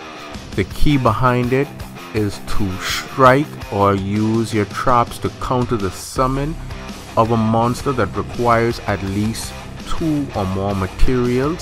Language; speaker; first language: English; native; English